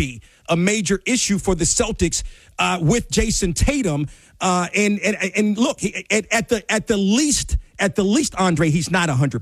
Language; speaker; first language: English; native; English